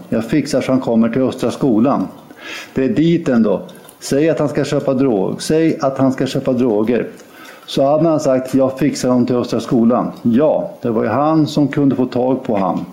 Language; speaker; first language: Swedish; native; Swedish